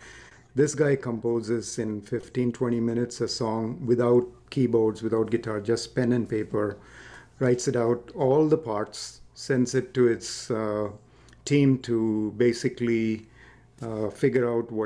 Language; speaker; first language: English; non-native, local second language; Tamil